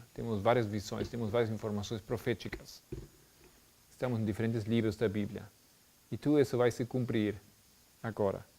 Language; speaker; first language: Portuguese; non-native, fluent; German